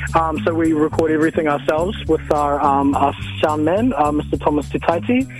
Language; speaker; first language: English; native; English